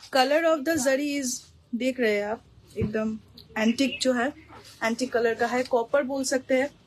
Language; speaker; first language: Hindi; non-native, local second language; Bangla